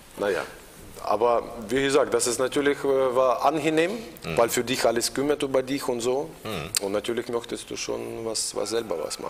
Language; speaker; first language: German; non-native, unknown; Russian